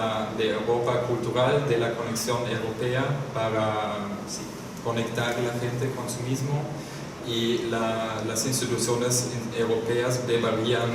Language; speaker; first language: Spanish; non-native, fluent; German